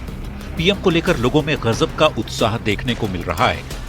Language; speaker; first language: Hindi; native; Hindi